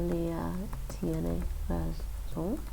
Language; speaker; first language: Spanish; non-native, learner; English